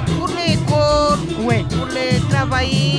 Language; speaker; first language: French; non-native, learner; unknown